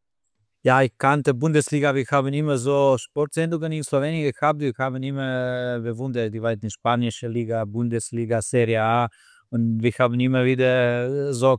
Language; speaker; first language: German; non-native, fluent; Slovenian